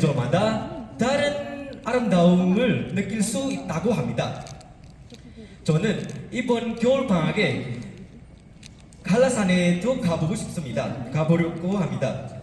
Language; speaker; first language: Korean; non-native, fluent; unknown